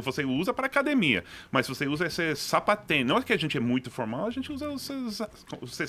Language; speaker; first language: Portuguese; non-native, fluent; English